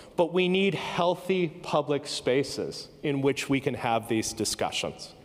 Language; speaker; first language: English; native; English